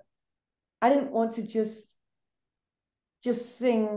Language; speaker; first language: English; native; English